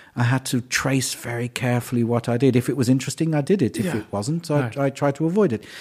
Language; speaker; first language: English; native; English